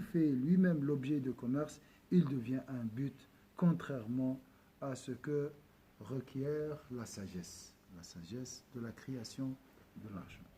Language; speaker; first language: French; non-native, local second language; Arabic